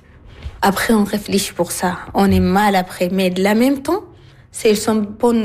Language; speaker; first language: French; non-native, learner; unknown